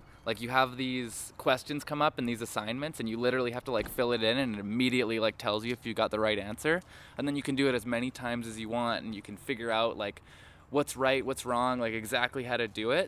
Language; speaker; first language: English; native; English